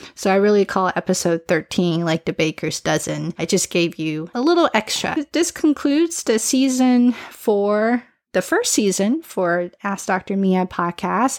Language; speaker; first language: English; early bilingual, other home language; Chinese